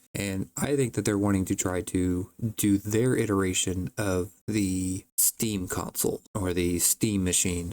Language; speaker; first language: English; native; English